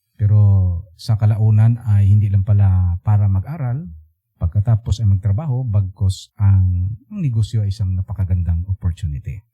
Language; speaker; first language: Filipino; non-native, local second language; Aklanon